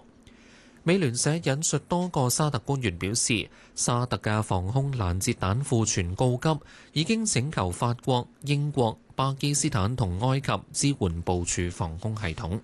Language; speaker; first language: Chinese; non-native, local second language; Cantonese